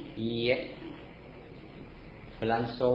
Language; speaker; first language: Japanese; non-native, learner; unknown